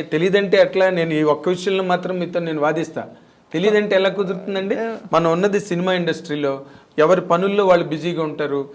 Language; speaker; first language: Telugu; native; Telugu